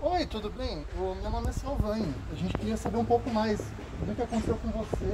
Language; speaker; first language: Portuguese; native; Portuguese